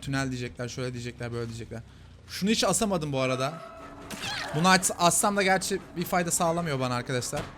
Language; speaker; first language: Turkish; native; Turkish